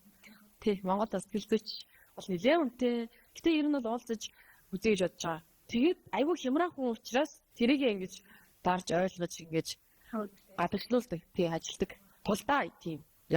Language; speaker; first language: Mongolian; native; Mongolian